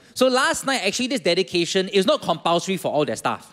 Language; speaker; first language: English; native; English